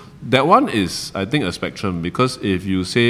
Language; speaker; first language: English; non-native, local second language; Chinese